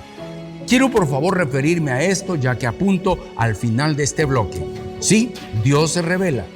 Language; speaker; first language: Spanish; native; Spanish